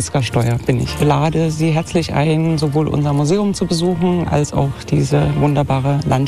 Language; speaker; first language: German; native; German